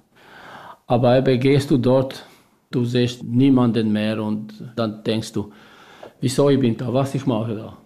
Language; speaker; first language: German; non-native, learner; Albanian